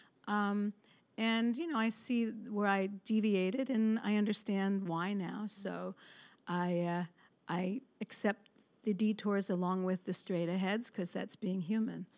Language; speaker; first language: English; native; English